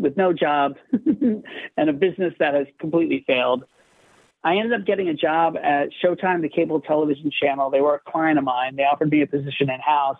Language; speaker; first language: English; native; English